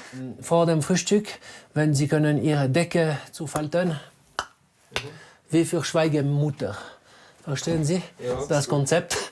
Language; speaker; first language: German; non-native, learner; French